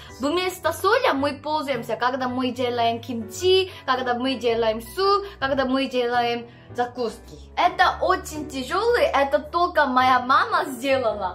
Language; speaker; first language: Russian; non-native, fluent; Korean